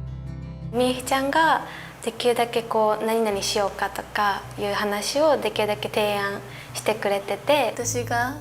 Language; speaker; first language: Japanese; native; Japanese